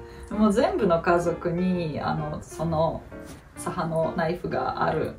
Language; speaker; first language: Japanese; non-native, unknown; Russian